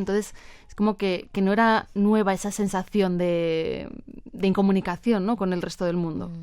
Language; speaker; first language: Spanish; native; Spanish